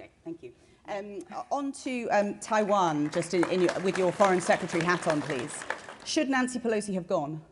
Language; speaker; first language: English; native; English